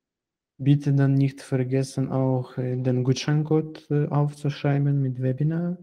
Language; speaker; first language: German; non-native, fluent; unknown